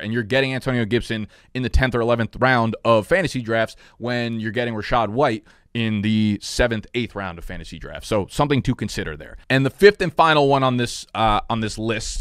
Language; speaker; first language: English; native; English